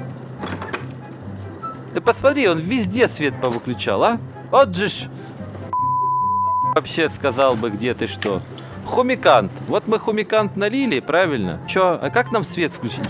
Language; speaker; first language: Russian; native; Russian